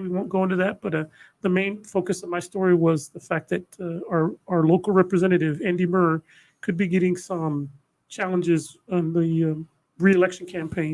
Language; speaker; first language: English; native; English